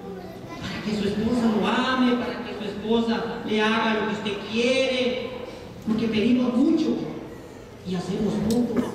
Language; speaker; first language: Spanish; native; Spanish